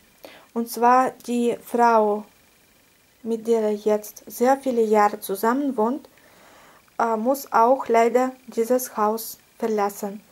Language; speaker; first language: German; non-native, fluent; Russian